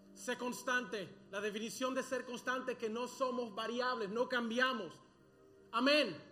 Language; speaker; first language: Spanish; early bilingual, other home language; English